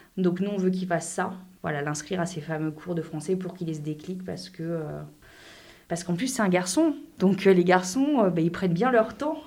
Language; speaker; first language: French; native; French